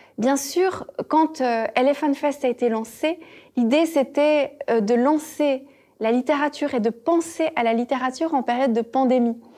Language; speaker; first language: French; native; French